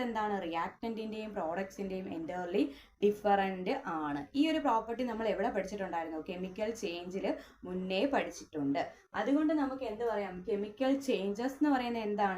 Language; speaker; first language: Malayalam; native; Malayalam